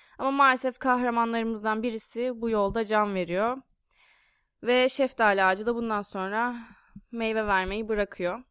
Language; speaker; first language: Turkish; native; Turkish